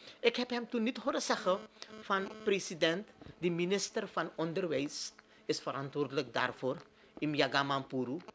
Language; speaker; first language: Dutch; native; Dutch